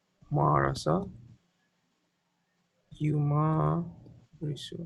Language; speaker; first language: Arabic; non-native, fluent; English